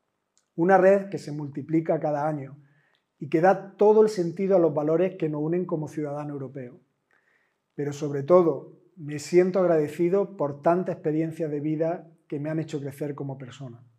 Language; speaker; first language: Spanish; native; Spanish